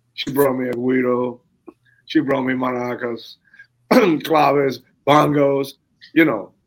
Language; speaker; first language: English; non-native, fluent; Spanish